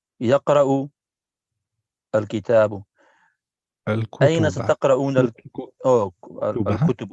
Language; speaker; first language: Arabic; non-native, learner; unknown